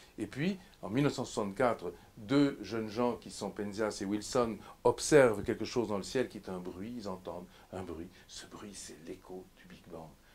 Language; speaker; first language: French; native; French